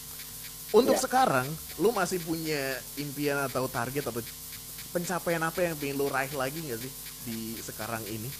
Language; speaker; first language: Indonesian; native; Indonesian